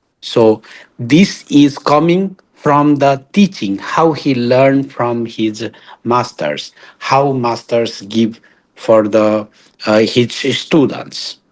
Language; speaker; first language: English; non-native, learner; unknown